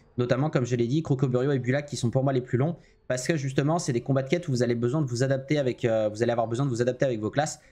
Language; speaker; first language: French; native; French